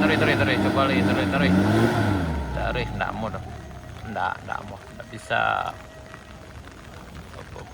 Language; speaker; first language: Indonesian; non-native, local second language; Minangkabau